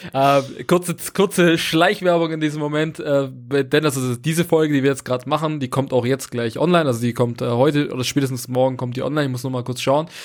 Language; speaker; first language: German; native; German